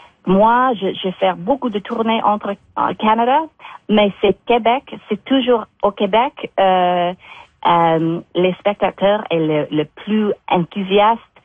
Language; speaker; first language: French; non-native, fluent; English